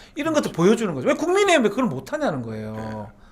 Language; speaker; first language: Korean; native; Korean